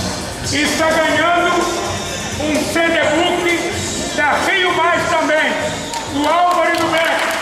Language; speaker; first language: Portuguese; native; Portuguese